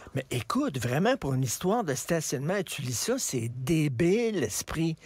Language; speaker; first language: French; native; French